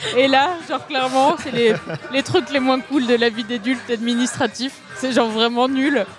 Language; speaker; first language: French; native; French